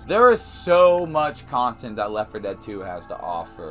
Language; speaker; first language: English; native; English